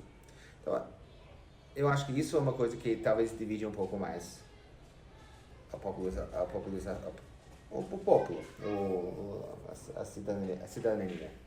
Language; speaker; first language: Portuguese; non-native, fluent; English